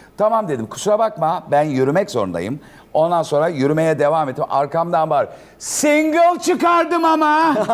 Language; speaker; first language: Turkish; native; Turkish